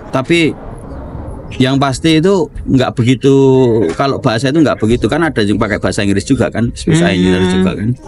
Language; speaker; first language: Indonesian; native; Indonesian